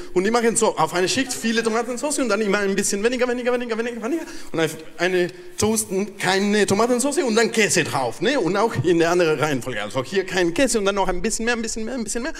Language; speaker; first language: German; non-native, fluent; Spanish